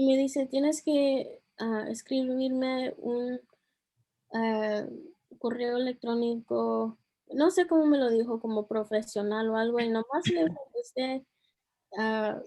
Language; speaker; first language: Spanish; early bilingual, heritage; Spanish